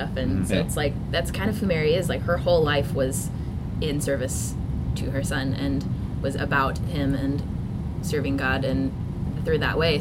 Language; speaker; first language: English; native; English